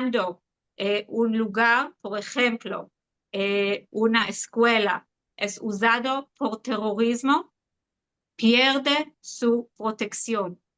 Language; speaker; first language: Spanish; non-native, fluent; Hebrew